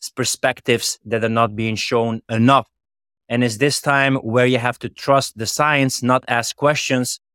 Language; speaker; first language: English; non-native, fluent; Dutch